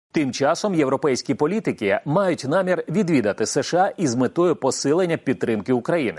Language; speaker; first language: Ukrainian; native; Ukrainian